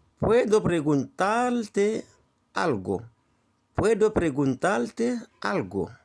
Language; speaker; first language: Spanish; non-native, learner; Haitian Creole